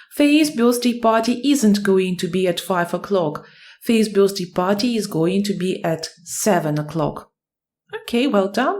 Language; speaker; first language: English; non-native, fluent; Ukrainian